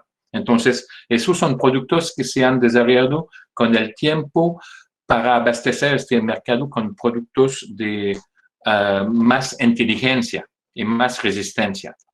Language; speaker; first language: Spanish; non-native, fluent; French